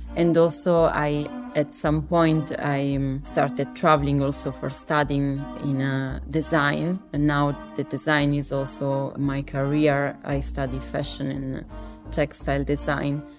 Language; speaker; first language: English; non-native, fluent; Italian